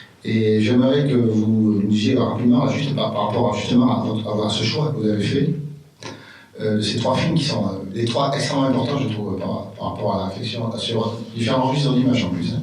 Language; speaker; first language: French; native; French